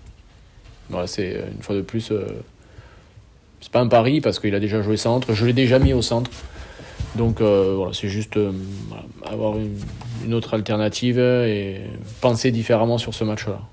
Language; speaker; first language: French; native; French